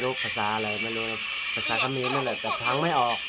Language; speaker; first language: Thai; non-native, local second language; Lao